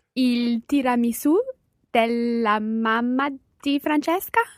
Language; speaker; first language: Italian; non-native, learner; English